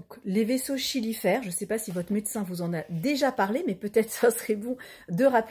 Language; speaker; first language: French; native; French